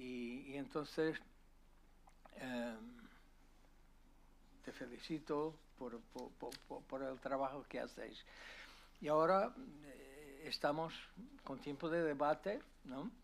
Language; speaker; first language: Spanish; non-native, fluent; Portuguese